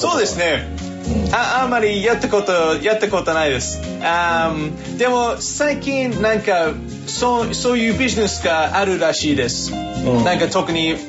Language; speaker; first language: Japanese; non-native, fluent; English